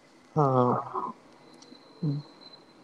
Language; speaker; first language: German; non-native, learner; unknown